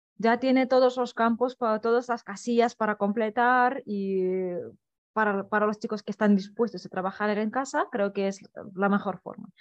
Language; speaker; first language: Spanish; non-native, fluent; Russian